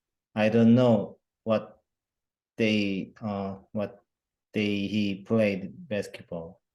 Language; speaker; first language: English; non-native, learner; Korean